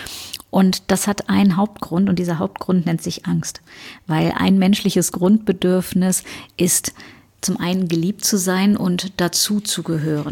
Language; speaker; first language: German; native; German